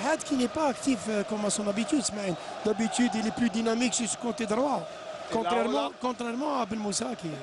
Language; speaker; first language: French; non-native, local second language; Arabic